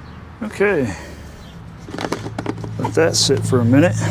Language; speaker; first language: English; native; English